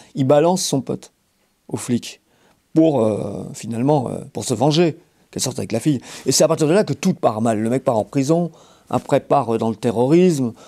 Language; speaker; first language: French; native; French